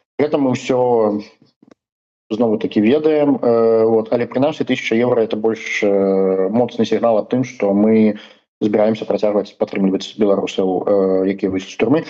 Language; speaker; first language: Belarusian; non-native, local second language; Russian